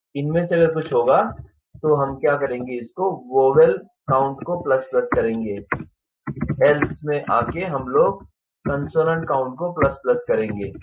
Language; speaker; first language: Hindi; non-native, local second language; Marathi